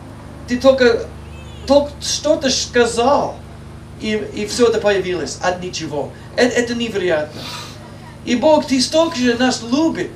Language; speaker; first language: Russian; non-native, learner; English